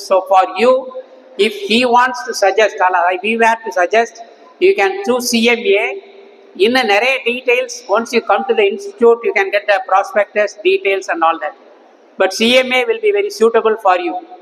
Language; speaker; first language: English; non-native, local second language; Tamil